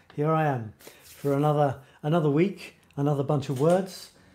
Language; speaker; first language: English; native; English